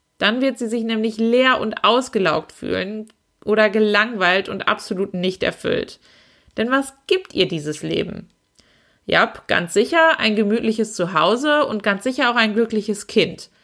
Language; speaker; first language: German; native; German